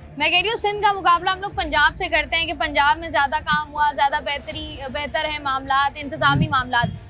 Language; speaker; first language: Urdu; native; Urdu